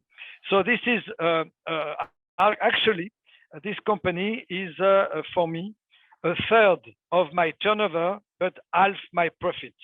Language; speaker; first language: English; non-native, fluent; French